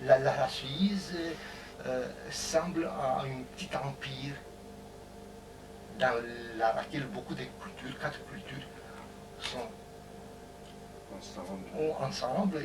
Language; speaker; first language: French; non-native, fluent; Romanian